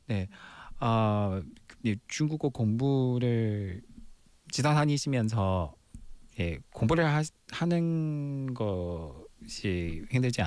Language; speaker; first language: Korean; non-native, fluent; Chinese